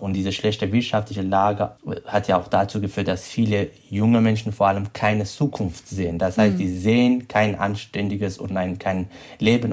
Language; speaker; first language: German; non-native, fluent; Kurdish